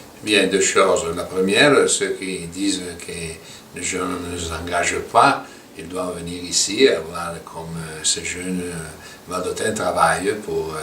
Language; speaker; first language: French; non-native, local second language; Italian